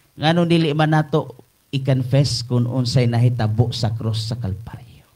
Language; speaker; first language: Cebuano; native; Cebuano